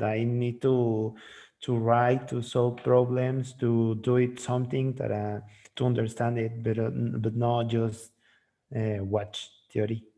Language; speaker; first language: English; non-native, learner; Spanish